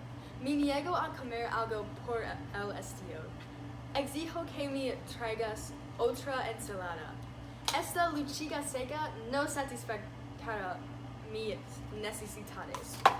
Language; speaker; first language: Spanish; non-native, learner; English